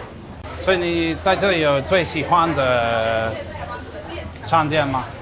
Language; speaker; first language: Chinese; non-native, learner; English